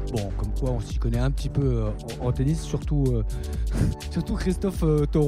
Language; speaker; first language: French; native; French